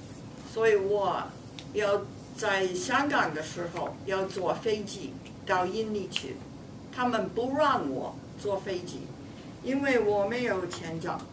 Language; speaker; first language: Chinese; non-native, fluent; English